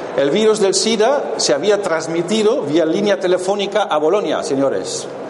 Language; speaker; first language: Spanish; non-native, fluent; German